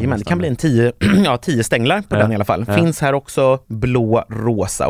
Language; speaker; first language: Swedish; native; Swedish